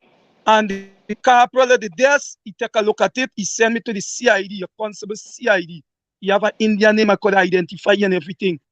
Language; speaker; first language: English; native; English